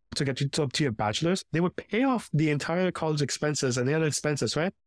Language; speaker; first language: English; early bilingual, other home language; Filipino